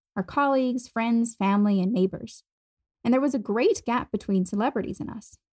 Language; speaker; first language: English; non-native, fluent; German